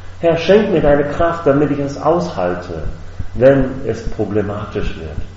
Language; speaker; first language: German; non-native, fluent; English